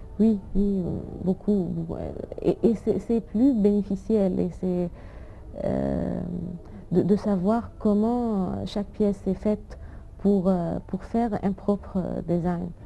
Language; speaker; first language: French; non-native, fluent; Arabic